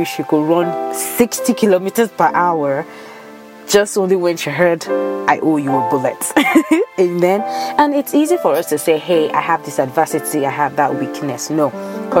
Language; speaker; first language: English; non-native, local second language; Yoruba